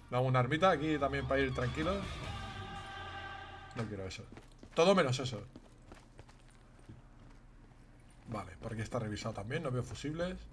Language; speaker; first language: Spanish; native; Spanish